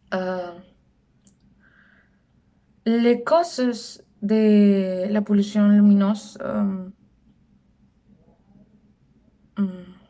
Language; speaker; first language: French; non-native, learner; Spanish